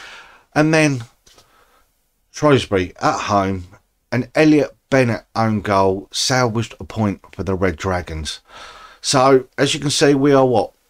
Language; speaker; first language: English; native; English